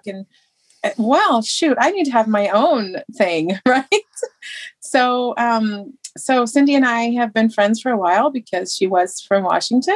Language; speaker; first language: English; native; English